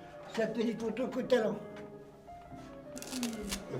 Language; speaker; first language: French; native; French